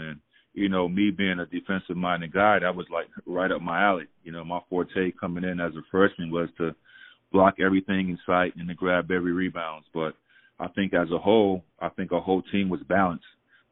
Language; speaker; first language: English; native; English